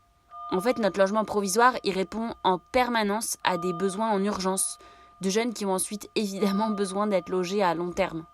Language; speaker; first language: French; native; French